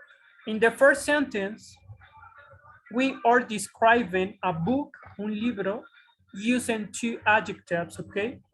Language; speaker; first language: English; non-native, fluent; Spanish